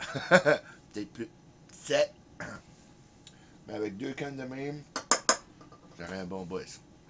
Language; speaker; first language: French; early bilingual, heritage; French